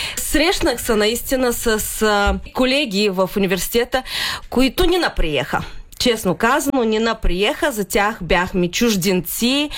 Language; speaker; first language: Bulgarian; early bilingual, heritage; Bulgarian